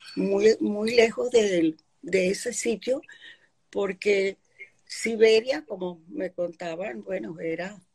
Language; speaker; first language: Spanish; early bilingual, other home language; Polish